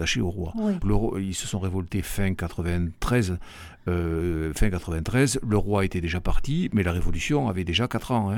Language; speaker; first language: French; native; French